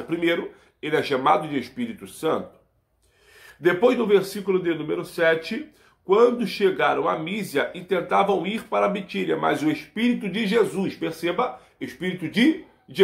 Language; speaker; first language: Portuguese; native; Portuguese